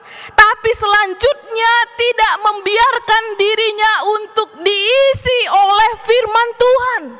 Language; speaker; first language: Indonesian; native; Indonesian